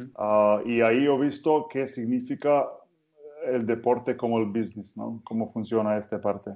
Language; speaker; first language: Spanish; non-native, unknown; Slovenian